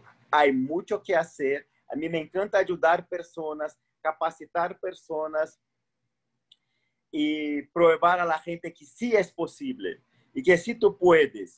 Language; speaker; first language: Spanish; non-native, fluent; Portuguese